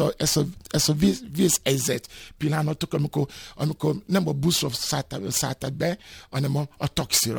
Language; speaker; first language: Hungarian; non-native, fluent; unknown